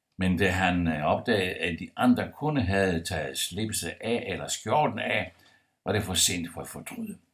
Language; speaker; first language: Danish; non-native, fluent; Italian